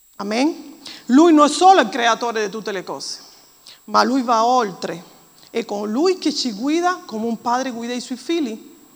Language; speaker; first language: Italian; non-native, fluent; Spanish